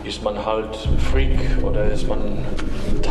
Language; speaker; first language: German; non-native, fluent; English